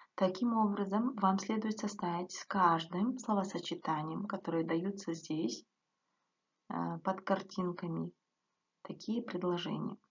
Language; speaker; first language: Russian; non-native, local second language; Kazakh